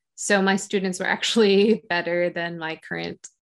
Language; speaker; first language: English; native; English